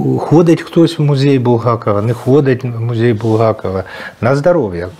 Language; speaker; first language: Ukrainian; non-native, local second language; Russian